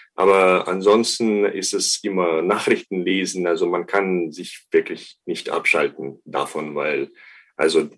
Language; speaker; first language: German; non-native, fluent; Ukrainian